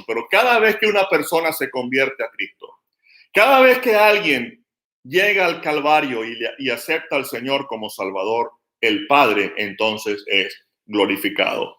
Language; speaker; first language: Spanish; native; Spanish